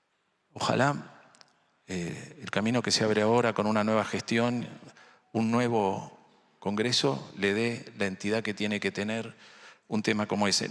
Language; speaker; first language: Spanish; native; Spanish